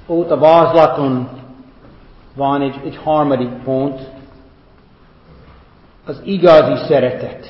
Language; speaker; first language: Hungarian; non-native, fluent; English